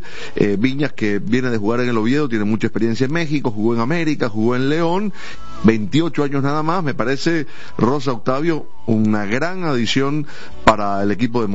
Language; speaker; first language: Spanish; native; Spanish